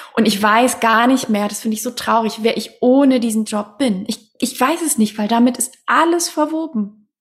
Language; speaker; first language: German; non-native, fluent; Swedish